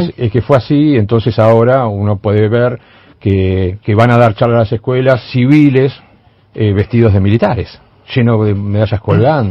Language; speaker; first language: Spanish; native; Spanish